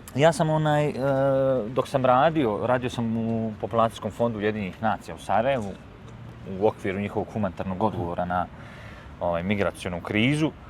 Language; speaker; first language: Bosnian; native; Bosnian